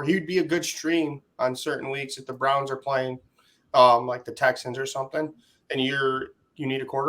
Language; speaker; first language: English; native; English